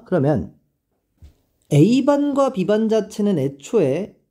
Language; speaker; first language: Korean; native; Korean